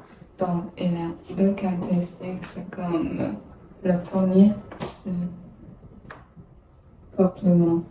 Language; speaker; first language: French; non-native, learner; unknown